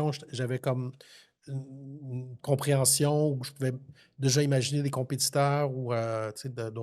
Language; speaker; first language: French; native; French